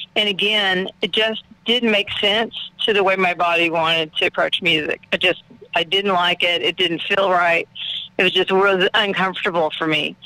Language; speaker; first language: English; native; English